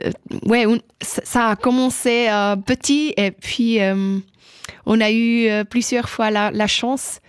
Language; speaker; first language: French; non-native, local second language; German